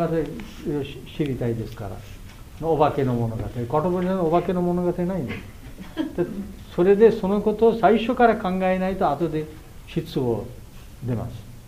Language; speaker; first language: Japanese; non-native, learner; Bangla